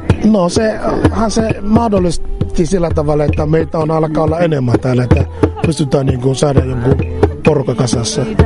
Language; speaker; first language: Finnish; non-native, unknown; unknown